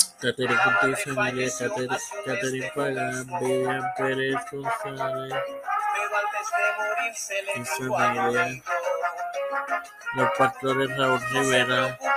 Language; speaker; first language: Spanish; native; Spanish